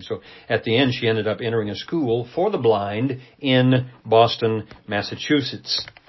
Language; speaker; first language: English; native; English